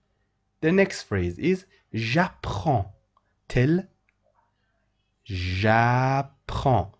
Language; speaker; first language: English; non-native, fluent; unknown